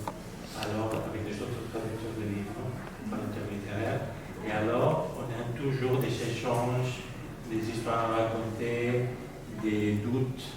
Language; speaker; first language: French; non-native, fluent; Spanish